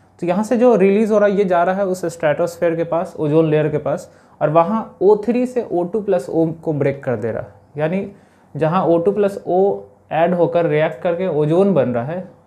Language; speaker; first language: Hindi; native; Hindi